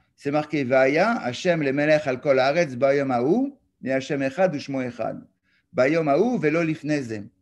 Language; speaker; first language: French; native; French